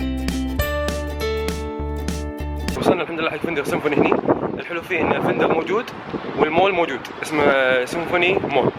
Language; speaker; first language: Arabic; native; Arabic